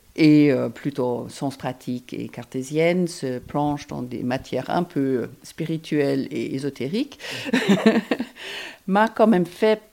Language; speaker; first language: French; non-native, fluent; German